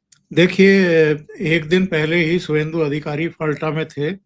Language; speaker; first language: Hindi; native; Hindi